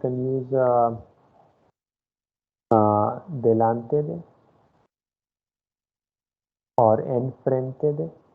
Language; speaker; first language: Spanish; non-native, fluent; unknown